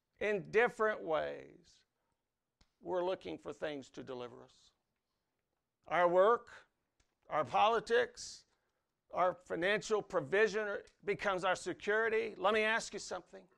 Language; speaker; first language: English; native; English